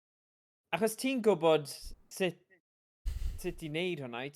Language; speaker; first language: Welsh; native; Welsh